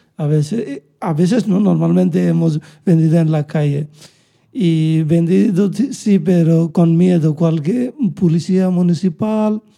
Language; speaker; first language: Spanish; non-native, learner; Bangla